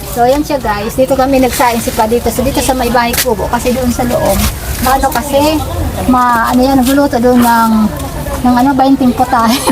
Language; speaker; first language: Filipino; non-native, local second language; Bikol